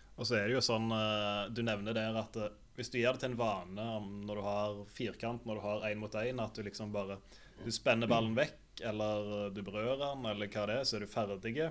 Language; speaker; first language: Norwegian; native; Norwegian